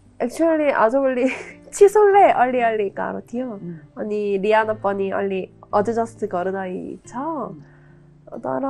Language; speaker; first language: Nepali; non-native, learner; Korean